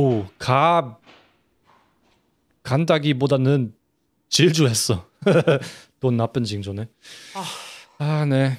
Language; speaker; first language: Korean; non-native, fluent; German